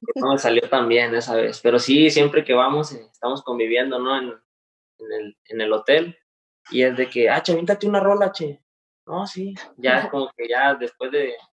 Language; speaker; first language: Spanish; native; Spanish